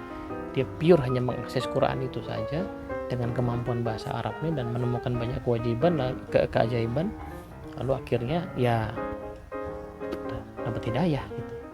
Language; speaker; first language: Indonesian; native; Indonesian